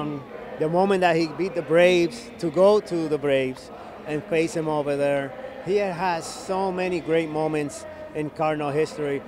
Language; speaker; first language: English; non-native, fluent; Spanish